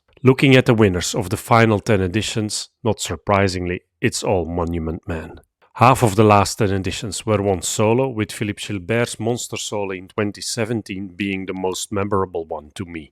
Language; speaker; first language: English; non-native, fluent; Dutch